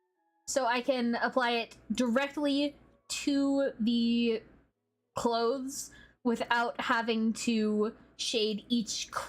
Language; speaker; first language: English; native; English